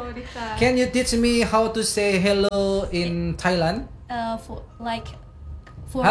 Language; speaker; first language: English; non-native, local second language; Indonesian